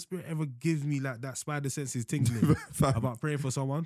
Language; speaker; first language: English; native; English